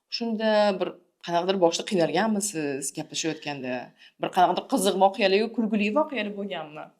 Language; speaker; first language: Uzbek; native; Uzbek